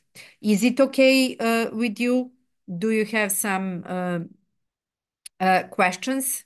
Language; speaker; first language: English; non-native, fluent; Serbian